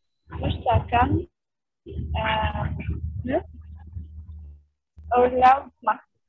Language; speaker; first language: German; non-native, learner; Arabic